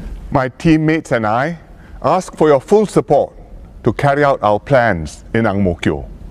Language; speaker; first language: English; non-native, local second language; Chinese